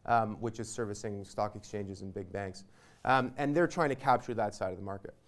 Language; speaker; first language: English; native; English